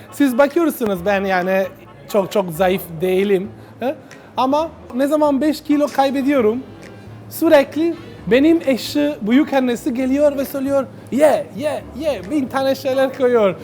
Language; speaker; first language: Turkish; non-native, learner; Italian